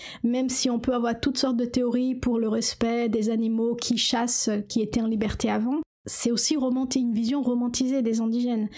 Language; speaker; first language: French; non-native, fluent; Portuguese